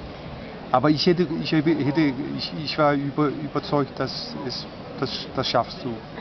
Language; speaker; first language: German; non-native, fluent; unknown